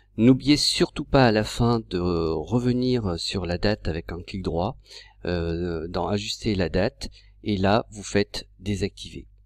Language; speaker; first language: French; native; French